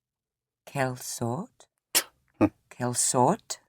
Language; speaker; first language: French; non-native, learner; English